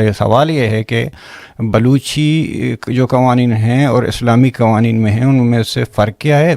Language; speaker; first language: Urdu; non-native, local second language; Baluchi